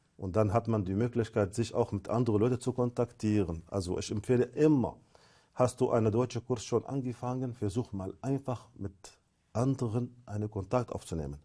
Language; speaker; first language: German; non-native, fluent; Arabic